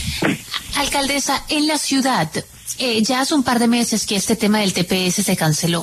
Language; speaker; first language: Spanish; native; Spanish